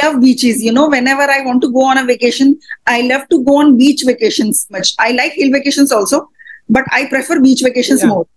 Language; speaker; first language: English; non-native, local second language; Hindi